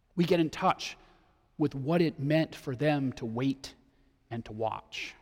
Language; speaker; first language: English; native; English